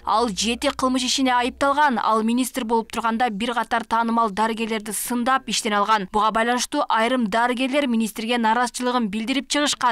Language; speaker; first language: Kyrgyz; native; Kyrgyz